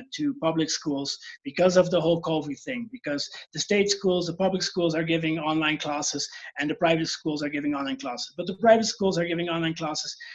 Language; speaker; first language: English; non-native, fluent; Dutch